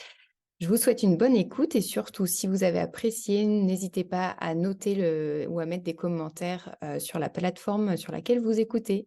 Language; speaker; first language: French; native; French